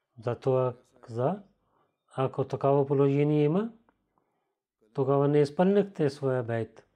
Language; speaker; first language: Bulgarian; non-native, learner; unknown